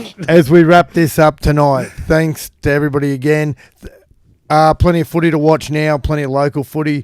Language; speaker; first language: English; native; English